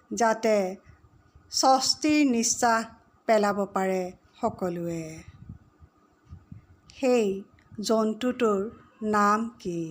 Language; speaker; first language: Assamese; native; Assamese